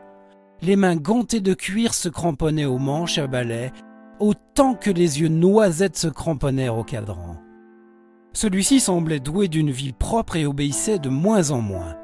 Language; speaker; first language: French; native; French